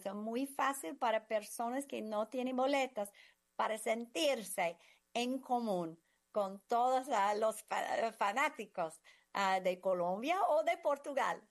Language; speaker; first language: Spanish; non-native, fluent; English